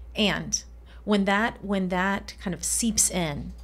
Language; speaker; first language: English; non-native, fluent; Spanish